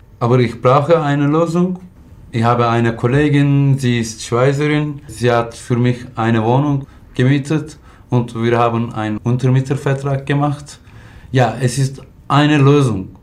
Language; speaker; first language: German; non-native, learner; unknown